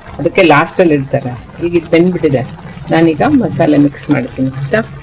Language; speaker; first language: Kannada; non-native, local second language; Konkani